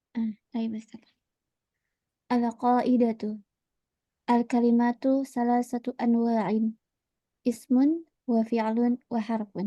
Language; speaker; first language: Arabic; non-native, learner; Indonesian